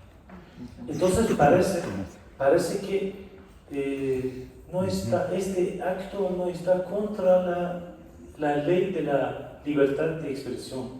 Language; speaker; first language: Spanish; non-native, fluent; Persian